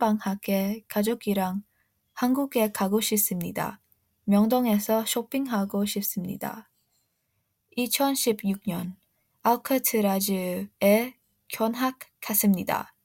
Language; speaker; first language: Korean; non-native, learner; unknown